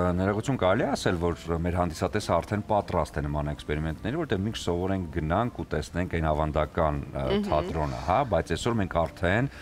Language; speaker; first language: Armenian; native; Armenian